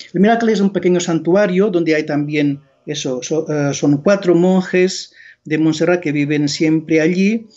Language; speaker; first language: Spanish; non-native, local second language; Catalan